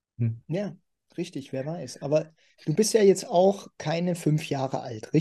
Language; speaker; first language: German; native; German